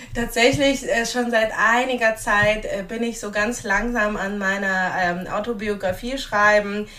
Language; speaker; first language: German; early bilingual, other home language; Russian